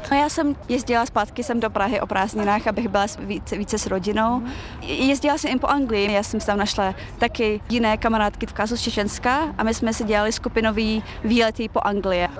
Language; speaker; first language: Czech; early bilingual, heritage; Czech